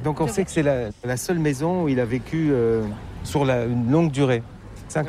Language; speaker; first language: French; native; French